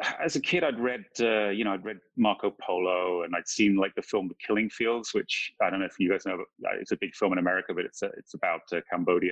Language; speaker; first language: English; native; English